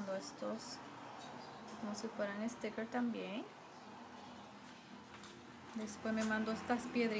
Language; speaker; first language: Spanish; early bilingual, heritage; Spanish